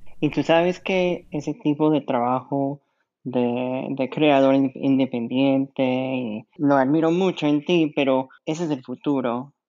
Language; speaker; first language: Spanish; non-native, fluent; English